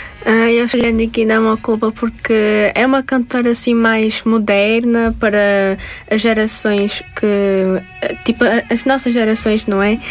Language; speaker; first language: Portuguese; non-native, fluent; Tajik